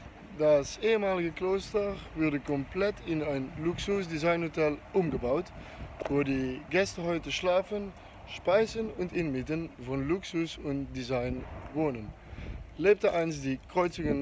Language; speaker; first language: German; non-native, learner; Dutch